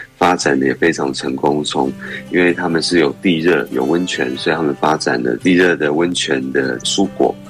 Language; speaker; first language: Chinese; native; Chinese